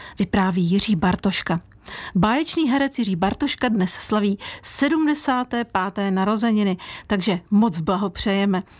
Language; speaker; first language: Czech; native; Czech